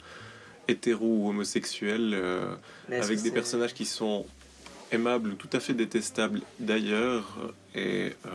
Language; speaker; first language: French; native; French